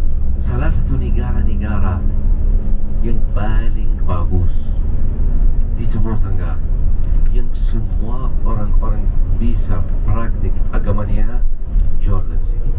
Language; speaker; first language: Indonesian; non-native, fluent; Arabic